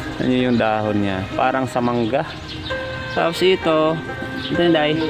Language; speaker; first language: Filipino; non-native, local second language; Cebuano